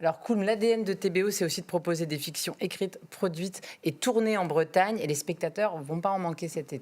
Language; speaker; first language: French; native; French